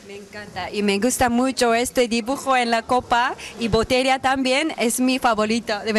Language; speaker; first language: Spanish; non-native, fluent; Japanese